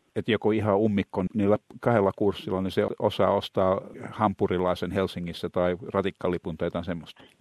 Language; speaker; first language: Finnish; native; Finnish